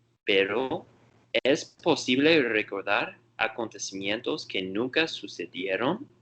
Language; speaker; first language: Spanish; non-native, learner; English